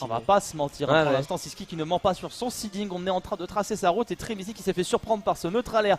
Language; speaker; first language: French; native; French